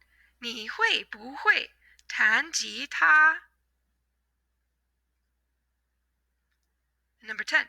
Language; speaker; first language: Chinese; non-native, fluent; English